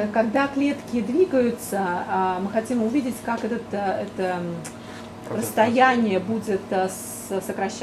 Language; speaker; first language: Russian; native; Russian